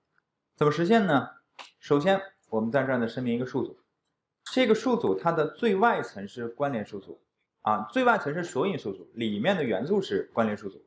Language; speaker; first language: Chinese; native; Chinese